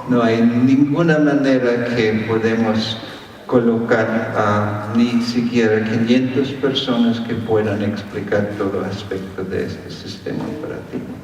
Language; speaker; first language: Spanish; non-native, fluent; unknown